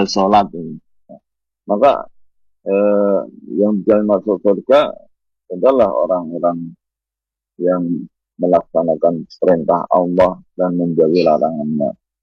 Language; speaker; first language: Indonesian; non-native, local second language; Javanese